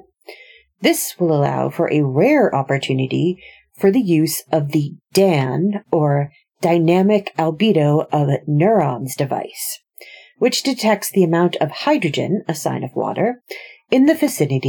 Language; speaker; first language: English; native; English